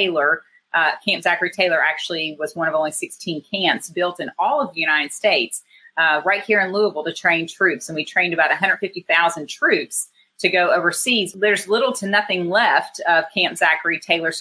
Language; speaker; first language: English; native; English